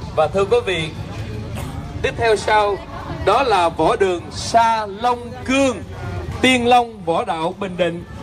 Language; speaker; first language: Vietnamese; native; Vietnamese